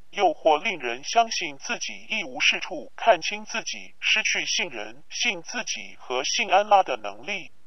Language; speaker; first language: Chinese; non-native, local second language; Cantonese